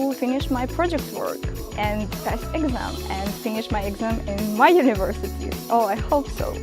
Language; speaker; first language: English; non-native, learner; Ukrainian